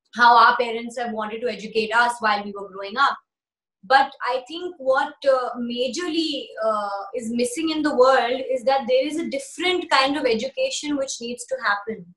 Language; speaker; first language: English; early bilingual, other home language; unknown